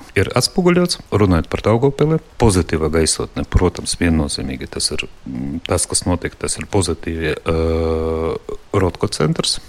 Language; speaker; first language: Latvian; non-native, local second language; Russian